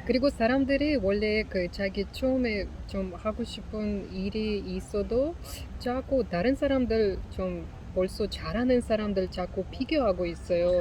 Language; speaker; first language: Korean; non-native, learner; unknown